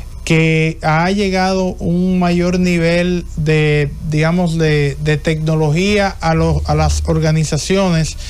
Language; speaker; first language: Spanish; native; Spanish